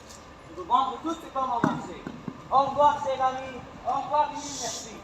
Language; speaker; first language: French; non-native, learner; Arabic